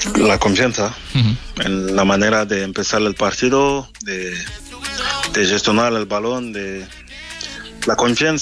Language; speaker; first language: Spanish; non-native, fluent; French